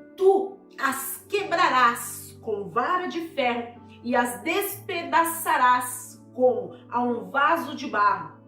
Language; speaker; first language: Portuguese; native; Portuguese